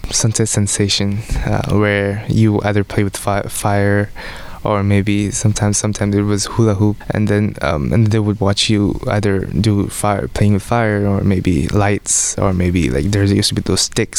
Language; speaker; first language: English; non-native, local second language; Odia